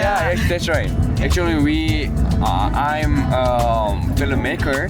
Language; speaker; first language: English; non-native, learner; Korean